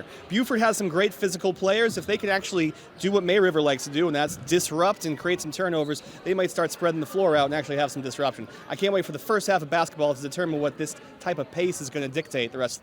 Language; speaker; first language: English; native; English